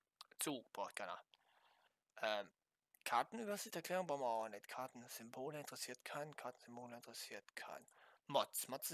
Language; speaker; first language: German; native; German